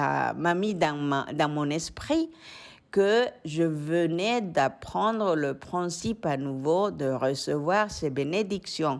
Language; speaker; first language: French; non-native, fluent; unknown